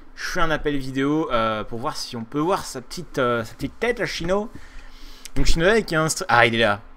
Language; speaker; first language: French; native; French